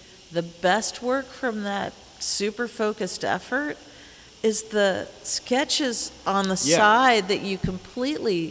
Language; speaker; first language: English; native; English